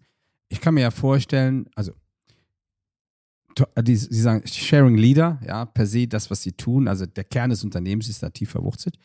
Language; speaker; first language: German; native; German